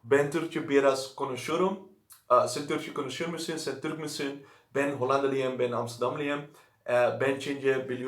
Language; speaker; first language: Turkish; non-native, learner; Dutch